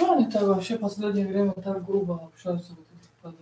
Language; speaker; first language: Russian; non-native, fluent; Tajik